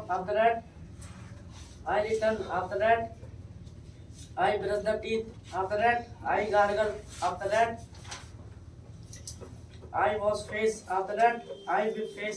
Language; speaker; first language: English; non-native, learner; Hindi